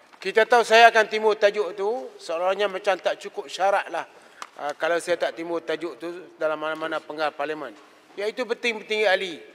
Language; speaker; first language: Malay; native; Malay